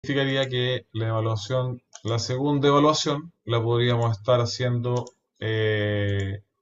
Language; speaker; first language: Spanish; native; Spanish